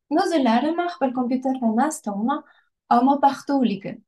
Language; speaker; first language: Pashto; non-native, fluent; French